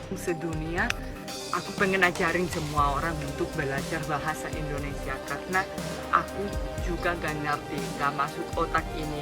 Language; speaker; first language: Indonesian; non-native, learner; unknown